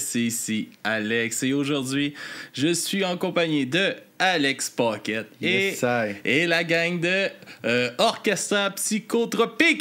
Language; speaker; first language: French; native; French